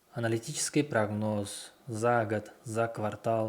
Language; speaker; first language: Russian; non-native, local second language; Kazakh